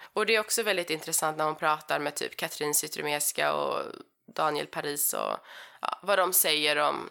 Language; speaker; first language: Swedish; early bilingual, heritage; Swedish